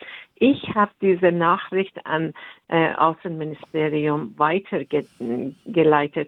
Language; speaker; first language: German; non-native, fluent; Persian